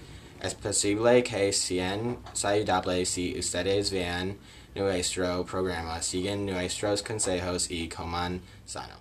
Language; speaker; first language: Spanish; non-native, learner; English